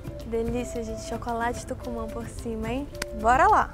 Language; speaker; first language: Portuguese; native; Portuguese